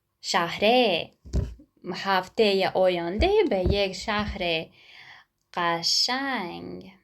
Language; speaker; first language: Persian; non-native, fluent; Ukrainian